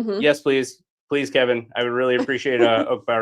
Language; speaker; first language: English; native; English